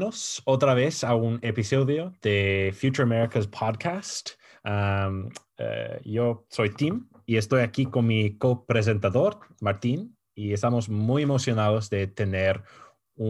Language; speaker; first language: Spanish; non-native, fluent; English